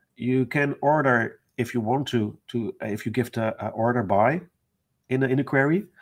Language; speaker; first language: English; non-native, fluent; Dutch